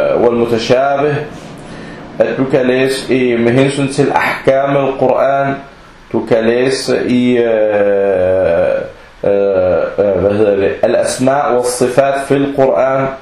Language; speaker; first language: Danish; early bilingual, other home language; Arabic